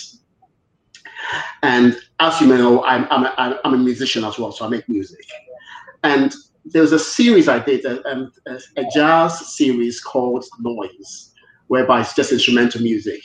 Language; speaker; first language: English; native; English